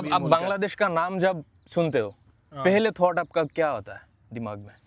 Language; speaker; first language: Hindi; non-native, fluent; Bangla